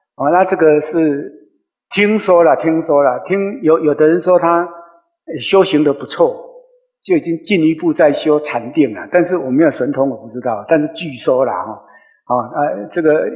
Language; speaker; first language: Chinese; non-native, local second language; Min Nan Chinese